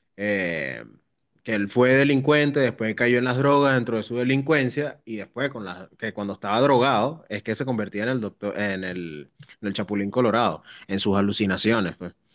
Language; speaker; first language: Spanish; native; Spanish